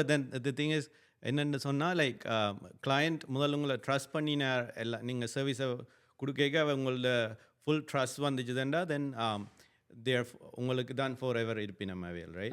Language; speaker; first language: Tamil; early bilingual, other home language; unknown